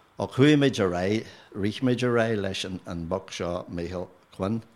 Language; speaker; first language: Irish; non-native, local second language; English